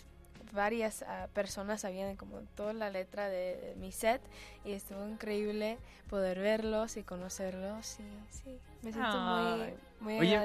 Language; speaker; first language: Spanish; early bilingual, heritage; Spanish